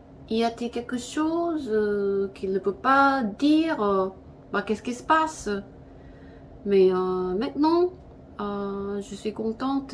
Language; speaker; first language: French; non-native, learner; Korean